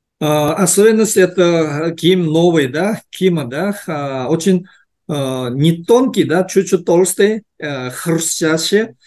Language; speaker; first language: Russian; non-native, learner; Korean